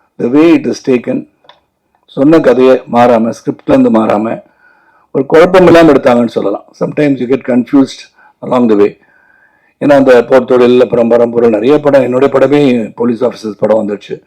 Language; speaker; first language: Tamil; native; Tamil